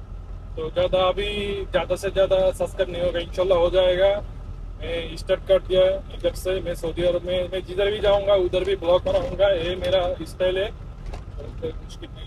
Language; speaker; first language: Hindi; non-native, learner; Bangla